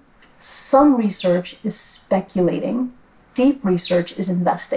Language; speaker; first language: English; native; English